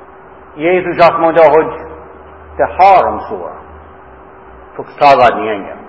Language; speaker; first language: Hungarian; non-native, fluent; English